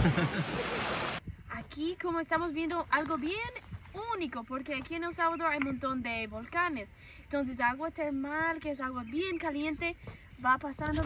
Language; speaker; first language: Spanish; non-native, fluent; English